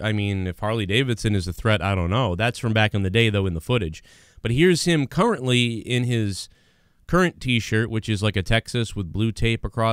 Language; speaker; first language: English; native; English